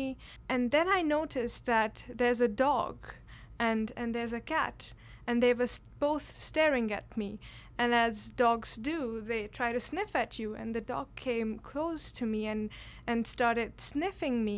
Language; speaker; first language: English; non-native, local second language; Kashmiri